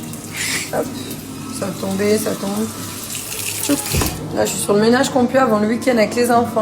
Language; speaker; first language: French; native; French